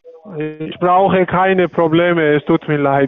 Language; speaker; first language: German; non-native, learner; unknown